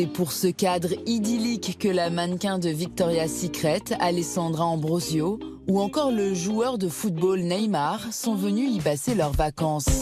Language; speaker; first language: French; native; French